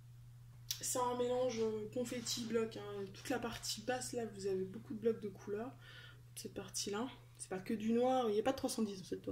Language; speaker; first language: French; native; French